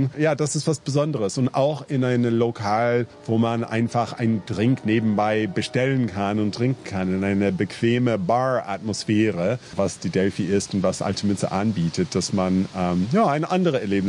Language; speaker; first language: German; non-native, fluent; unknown